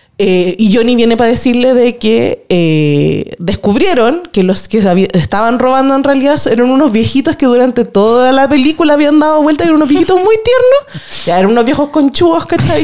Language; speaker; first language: Spanish; native; Spanish